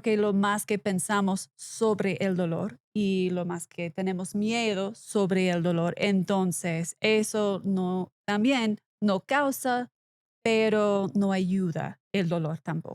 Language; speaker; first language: Spanish; non-native, learner; English